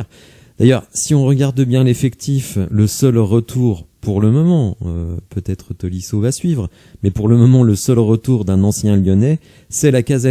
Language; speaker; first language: French; native; French